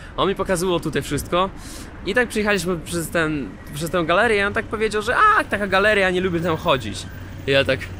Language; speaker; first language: Polish; non-native, fluent; Russian